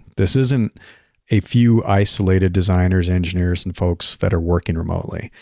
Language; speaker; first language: English; native; English